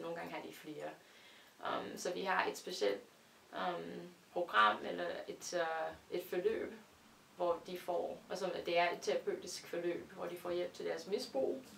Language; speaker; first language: Danish; non-native, fluent; English